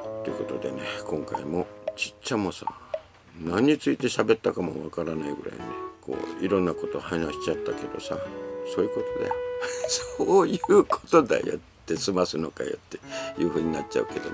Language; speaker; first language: Japanese; native; Japanese